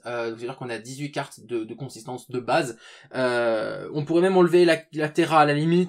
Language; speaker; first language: French; native; French